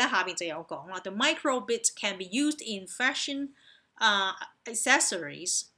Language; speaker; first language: English; non-native, local second language; Cantonese